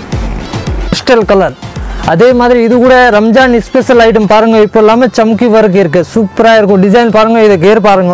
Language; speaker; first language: Tamil; native; Tamil